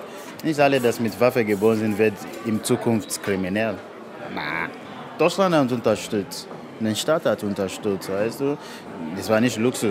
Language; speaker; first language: German; non-native, fluent; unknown